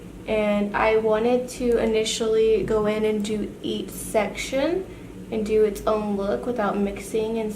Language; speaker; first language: English; native; English